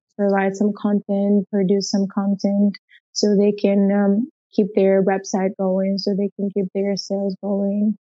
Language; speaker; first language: English; non-native, fluent; Russian